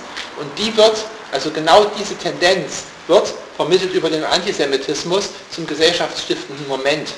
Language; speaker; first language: German; native; German